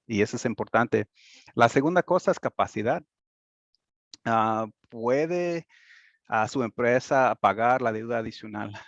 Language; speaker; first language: Spanish; early bilingual, heritage; Spanish